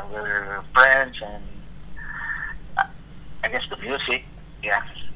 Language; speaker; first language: English; non-native, local second language; Filipino